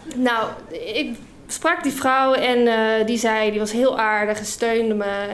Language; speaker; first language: Dutch; non-native, fluent; English